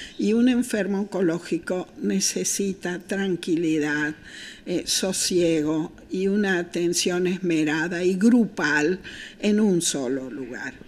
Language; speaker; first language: Spanish; native; Spanish